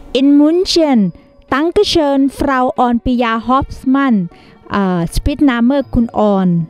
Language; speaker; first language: German; non-native, learner; Thai